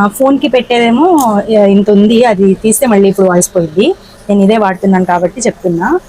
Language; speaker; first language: Telugu; non-native, local second language; Urdu